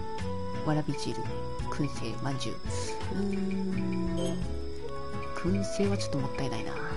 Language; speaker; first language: Japanese; native; Japanese